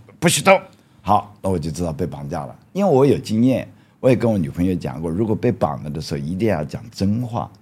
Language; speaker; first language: Chinese; native; Chinese